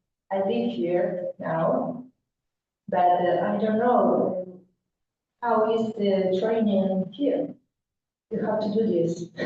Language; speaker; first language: English; non-native, learner; Spanish